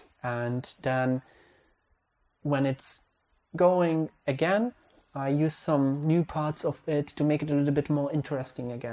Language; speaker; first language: English; non-native, fluent; Hungarian